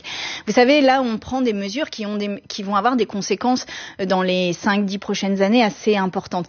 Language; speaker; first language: French; native; French